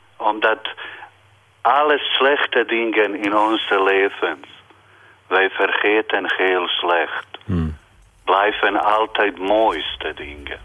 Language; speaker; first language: Dutch; non-native, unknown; Bosnian